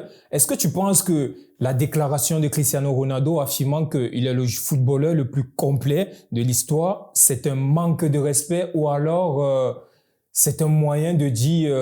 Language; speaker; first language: French; native; French